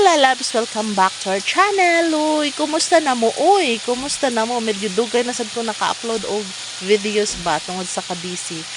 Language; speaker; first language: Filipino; non-native, local second language; Cebuano